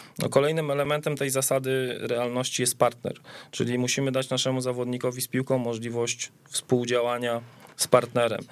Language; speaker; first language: Polish; native; Polish